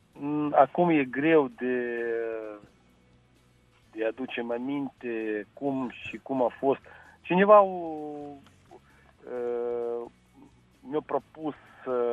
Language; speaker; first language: Romanian; non-native, local second language; Russian